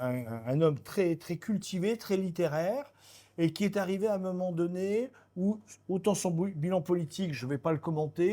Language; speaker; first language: French; native; French